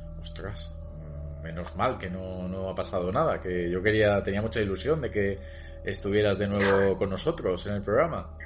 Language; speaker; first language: Spanish; native; Spanish